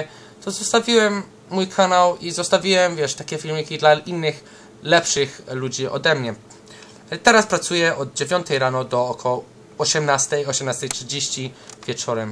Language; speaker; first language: Polish; early bilingual, heritage; English